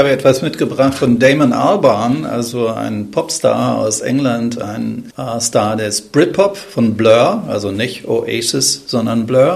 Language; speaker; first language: German; native; German